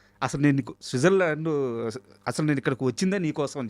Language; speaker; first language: Telugu; native; Telugu